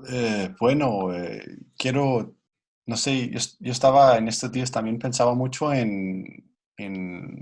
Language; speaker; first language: Spanish; non-native, fluent; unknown